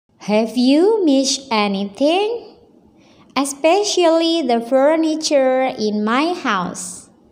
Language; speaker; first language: English; non-native, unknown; Indonesian